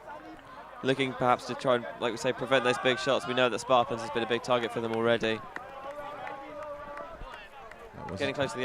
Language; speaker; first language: English; native; English